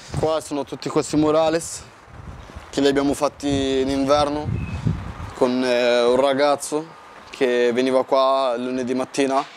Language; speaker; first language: Italian; early bilingual, other home language; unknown